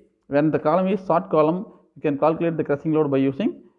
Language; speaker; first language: English; non-native, local second language; Tamil